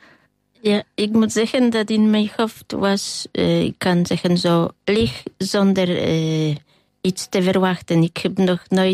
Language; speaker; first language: Dutch; non-native, learner; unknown